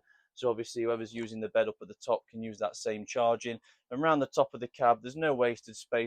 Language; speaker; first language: English; native; English